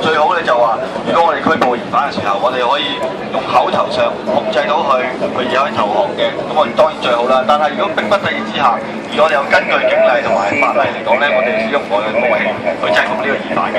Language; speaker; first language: Cantonese; native; Cantonese